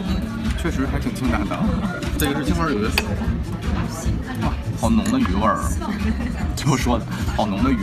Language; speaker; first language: Chinese; native; Chinese